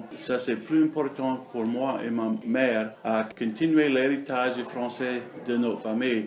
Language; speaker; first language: French; non-native, learner; English